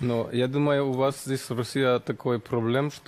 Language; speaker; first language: Russian; non-native, learner; German